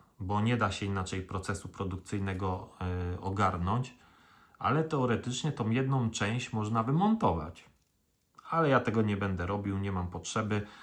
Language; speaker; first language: Polish; native; Polish